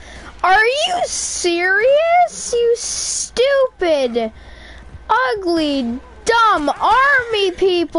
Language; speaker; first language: English; native; English